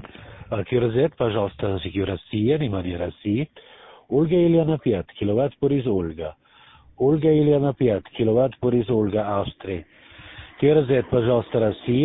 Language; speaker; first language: Russian; non-native, learner; German